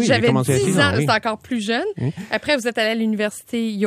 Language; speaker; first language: French; native; French